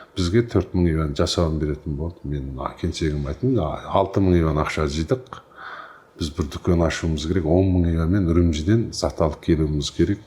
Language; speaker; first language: Kazakh; native; Kazakh